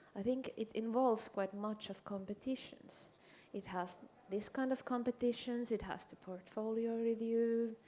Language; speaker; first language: English; non-native, fluent; Finnish